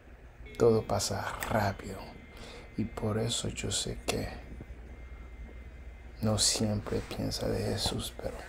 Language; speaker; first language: Spanish; early bilingual, heritage; English